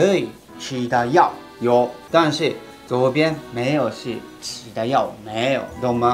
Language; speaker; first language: Chinese; non-native, fluent; Japanese